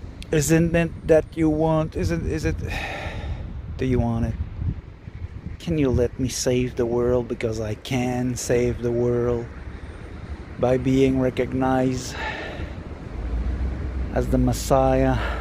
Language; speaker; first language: English; non-native, fluent; French